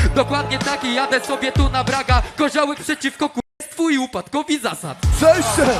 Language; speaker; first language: Polish; native; Polish